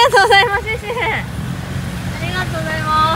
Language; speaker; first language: Japanese; native; Japanese